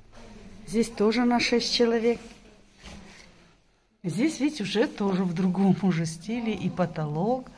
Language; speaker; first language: Russian; native; Russian